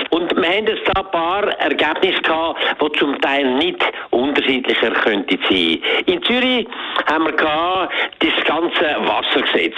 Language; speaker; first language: German; native; German